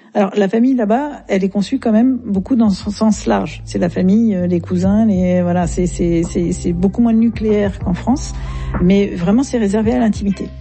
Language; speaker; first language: French; native; French